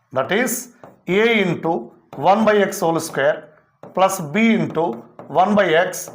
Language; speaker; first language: English; non-native, local second language; Telugu